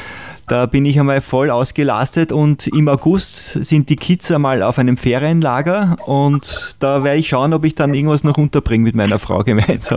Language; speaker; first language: German; native; German